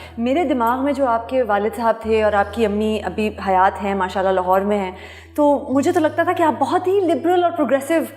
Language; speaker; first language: Urdu; native; Urdu